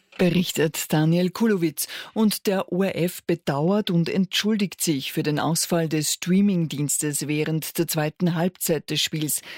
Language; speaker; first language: German; native; German